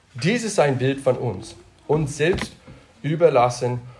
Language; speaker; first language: German; non-native, fluent; English